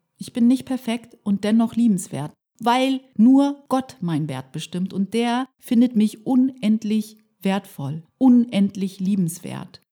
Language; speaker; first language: German; early bilingual, other home language; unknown